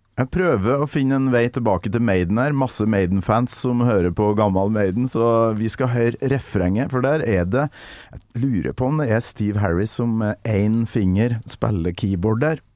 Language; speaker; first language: Norwegian; native; Norwegian